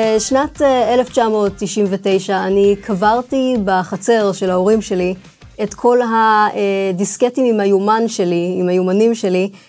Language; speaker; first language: Hebrew; early bilingual, other home language; English